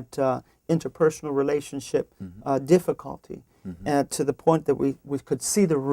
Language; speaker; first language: English; native; English